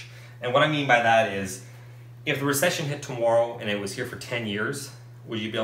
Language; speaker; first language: English; native; English